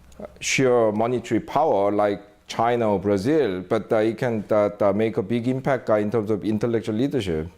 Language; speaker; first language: English; non-native, fluent; Korean